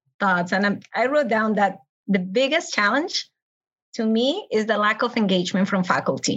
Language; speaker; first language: English; non-native, fluent; Spanish